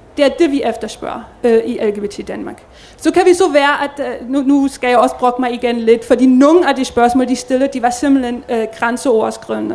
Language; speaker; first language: Danish; native; Danish